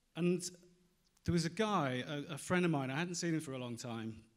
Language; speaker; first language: English; native; English